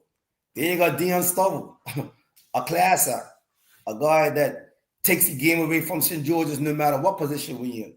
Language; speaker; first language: English; native; English